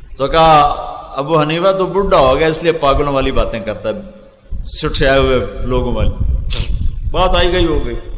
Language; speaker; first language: Urdu; non-native, local second language; Punjabi